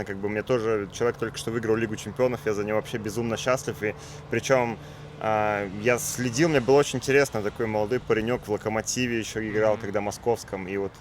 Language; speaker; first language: Russian; native; Russian